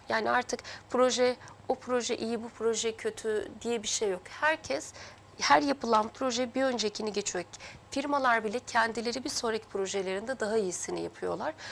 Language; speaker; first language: Turkish; early bilingual, heritage; Turkish